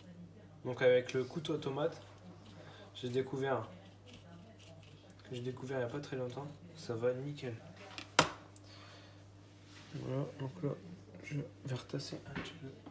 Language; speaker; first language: French; native; French